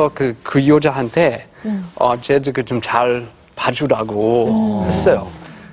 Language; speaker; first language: Korean; non-native, fluent; English